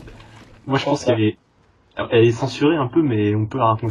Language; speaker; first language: French; native; French